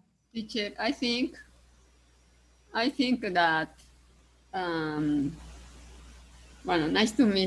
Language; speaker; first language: English; non-native, learner; Spanish